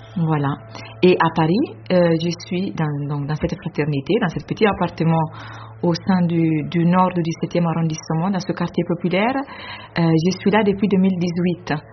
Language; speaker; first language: French; non-native, fluent; Italian